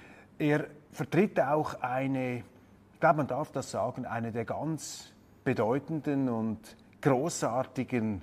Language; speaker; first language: German; native; German